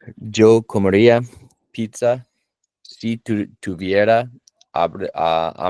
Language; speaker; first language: Spanish; non-native, learner; English